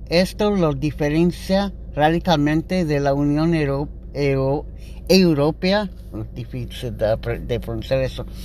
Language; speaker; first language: Spanish; non-native, learner; English